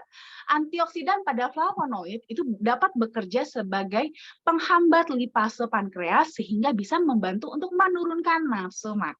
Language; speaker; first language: Indonesian; native; Indonesian